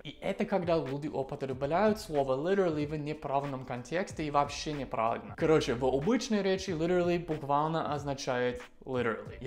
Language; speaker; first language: Russian; non-native, fluent; English